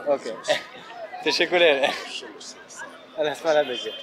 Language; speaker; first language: Turkish; non-native, learner; French